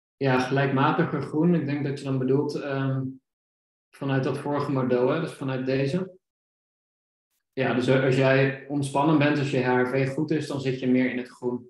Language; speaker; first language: Dutch; native; Dutch